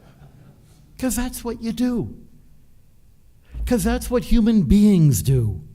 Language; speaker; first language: English; native; English